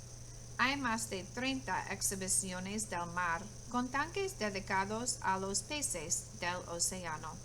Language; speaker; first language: Spanish; non-native, fluent; English